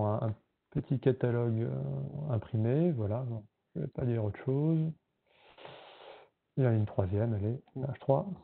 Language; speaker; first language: French; native; French